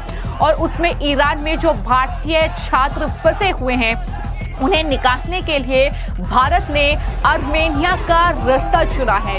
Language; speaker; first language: Hindi; native; Hindi